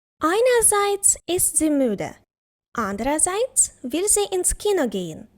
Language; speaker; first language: German; non-native, fluent; Ukrainian